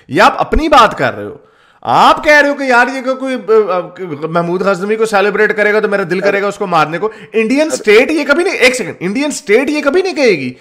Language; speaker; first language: Urdu; native; Urdu